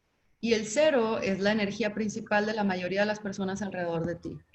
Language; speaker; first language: Spanish; native; Spanish